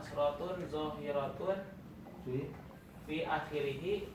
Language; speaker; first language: Arabic; non-native, learner; Indonesian